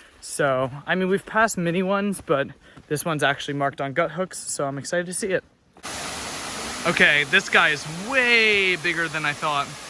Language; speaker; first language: English; native; English